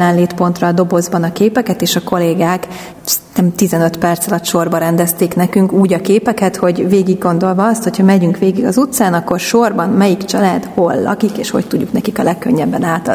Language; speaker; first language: Hungarian; native; Hungarian